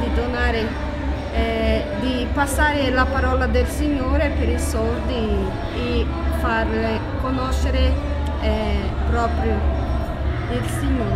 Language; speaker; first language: Italian; non-native, fluent; Portuguese